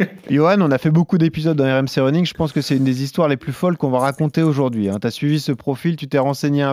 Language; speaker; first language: French; native; French